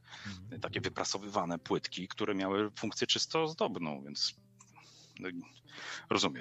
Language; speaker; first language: Polish; native; Polish